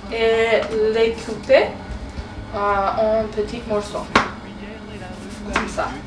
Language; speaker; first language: French; non-native, learner; English